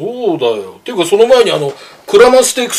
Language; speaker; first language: Japanese; native; Japanese